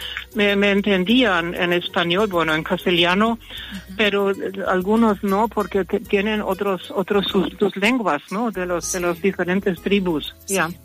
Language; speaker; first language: Spanish; non-native, fluent; German